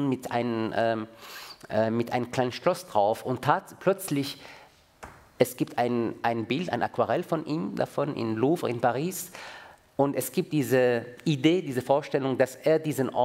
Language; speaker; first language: German; non-native, fluent; Persian